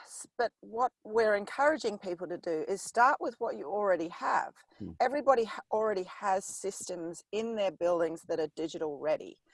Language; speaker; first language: English; native; English